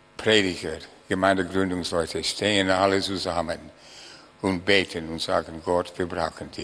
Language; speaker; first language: German; non-native, fluent; English